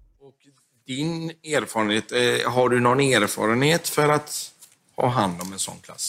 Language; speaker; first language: Swedish; native; Swedish